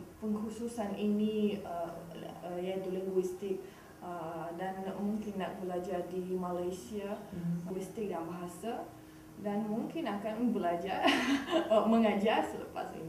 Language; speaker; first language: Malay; non-native, learner; Russian